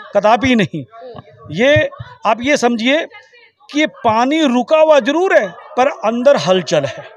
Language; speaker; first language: Hindi; native; Hindi